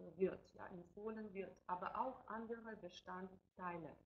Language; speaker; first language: German; non-native, fluent; Ukrainian